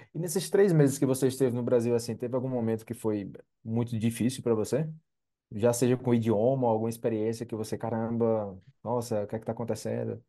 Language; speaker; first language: Portuguese; native; Portuguese